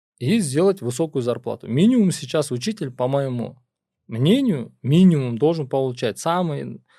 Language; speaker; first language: Russian; non-native, local second language; Kyrgyz